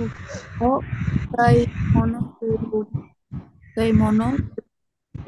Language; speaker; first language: Japanese; non-native, learner; Indonesian